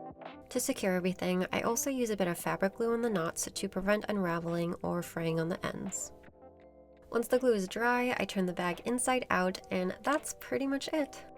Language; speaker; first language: English; native; English